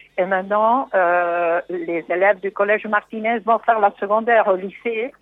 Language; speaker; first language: French; non-native, fluent; Spanish